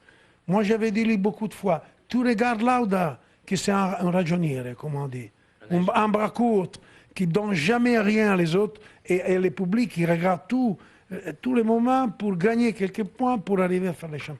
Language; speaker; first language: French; non-native, fluent; Italian